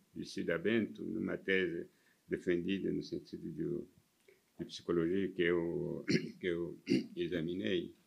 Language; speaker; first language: Portuguese; non-native, fluent; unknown